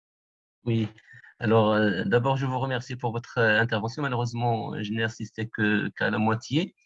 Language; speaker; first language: French; non-native, local second language; Arabic